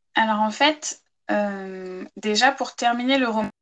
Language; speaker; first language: French; native; French